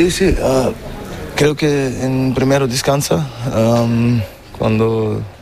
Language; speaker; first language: Spanish; non-native, fluent; German